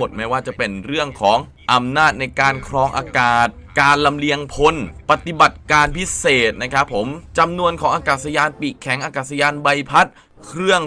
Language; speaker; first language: Thai; native; Thai